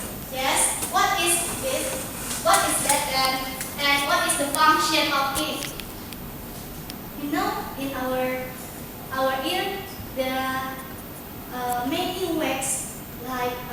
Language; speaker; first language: English; non-native, learner; Indonesian